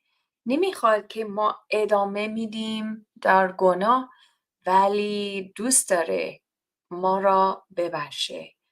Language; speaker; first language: Persian; non-native, learner; English